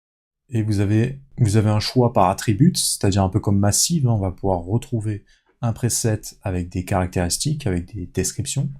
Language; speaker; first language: French; native; French